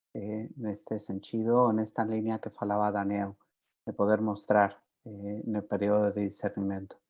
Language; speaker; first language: Portuguese; non-native, fluent; Spanish